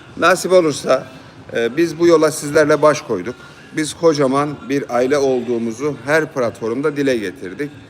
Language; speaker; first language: Turkish; native; Turkish